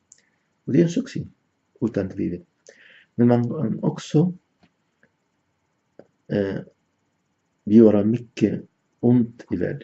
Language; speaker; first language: Swedish; non-native, fluent; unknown